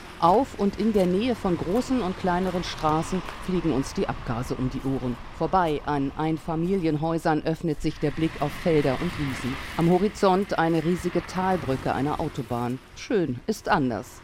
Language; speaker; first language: German; native; German